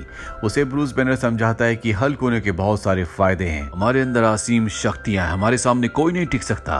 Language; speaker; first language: Hindi; native; Hindi